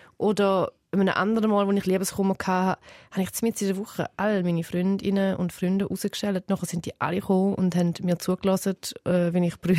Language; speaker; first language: German; early bilingual, other home language; Serbian